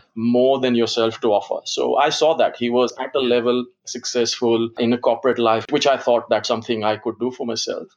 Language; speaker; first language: English; non-native, local second language; Gujarati